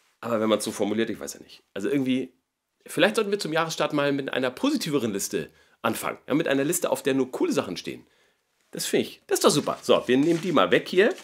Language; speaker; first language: German; native; German